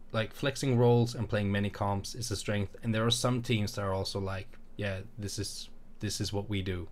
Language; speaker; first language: English; non-native, fluent; Swedish